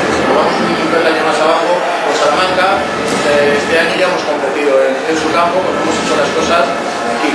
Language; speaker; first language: Spanish; native; Spanish